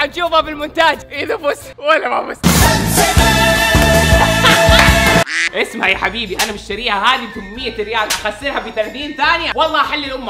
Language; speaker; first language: Arabic; native; Arabic